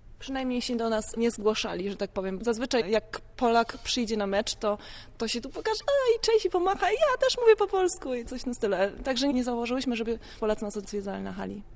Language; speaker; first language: Polish; native; Polish